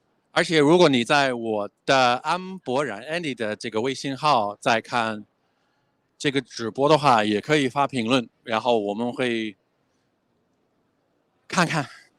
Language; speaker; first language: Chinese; non-native, fluent; English